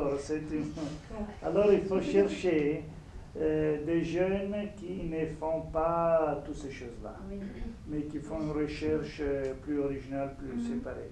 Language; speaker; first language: French; non-native, fluent; Italian